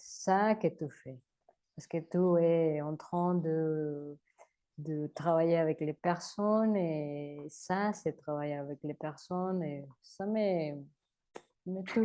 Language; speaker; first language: French; non-native, learner; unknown